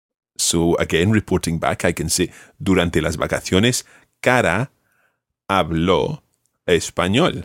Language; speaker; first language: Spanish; non-native, fluent; English